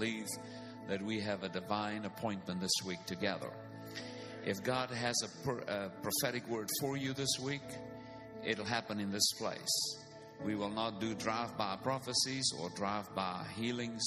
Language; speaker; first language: English; non-native, local second language; Afrikaans